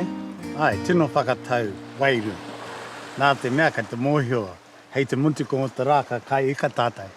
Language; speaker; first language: Māori; native; Māori